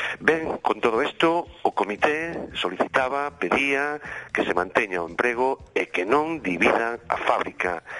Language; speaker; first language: Galician; native; Galician